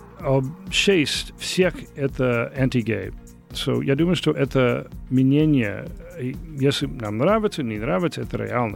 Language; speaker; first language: Russian; non-native, learner; English